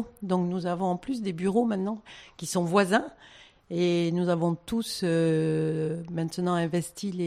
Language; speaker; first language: French; native; French